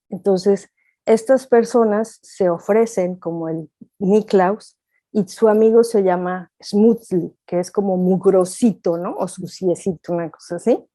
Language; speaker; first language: Spanish; native; Spanish